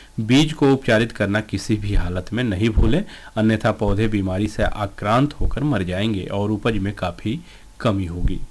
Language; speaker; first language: Hindi; native; Hindi